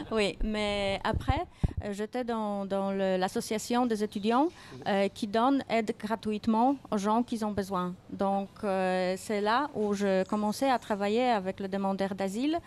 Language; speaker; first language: French; non-native, fluent; Polish